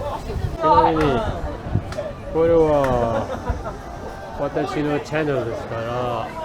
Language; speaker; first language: Japanese; non-native, learner; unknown